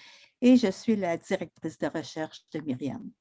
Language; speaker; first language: French; native; French